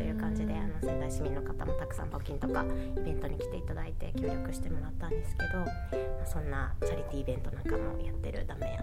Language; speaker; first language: Japanese; native; Japanese